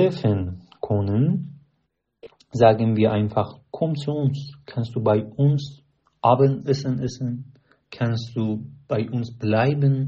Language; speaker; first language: German; non-native, learner; Persian